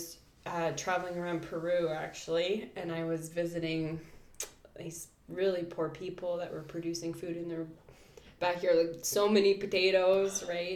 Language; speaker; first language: English; native; English